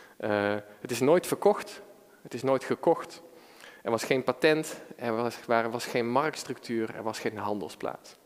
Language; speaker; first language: Dutch; native; Dutch